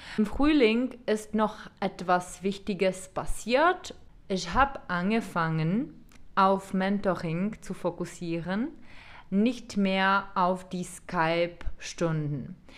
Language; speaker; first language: German; non-native, fluent; Czech